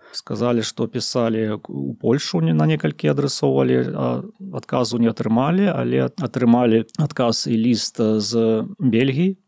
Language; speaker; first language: Belarusian; native; Belarusian